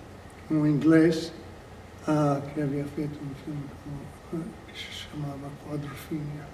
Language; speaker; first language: Portuguese; non-native, fluent; English